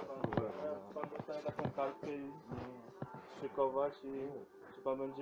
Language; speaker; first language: Polish; native; Polish